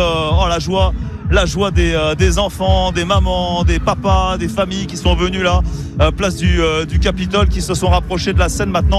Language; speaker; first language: French; native; French